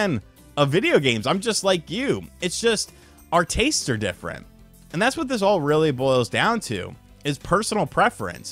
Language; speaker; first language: English; native; English